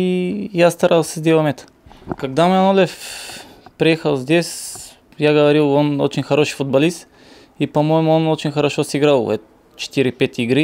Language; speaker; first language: Russian; non-native, learner; Bulgarian